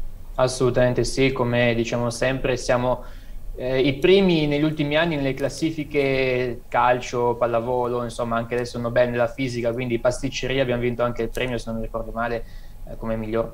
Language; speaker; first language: Italian; native; Italian